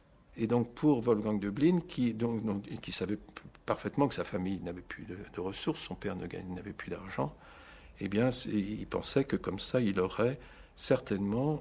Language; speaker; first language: French; native; French